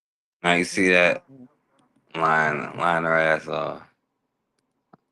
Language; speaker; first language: English; native; English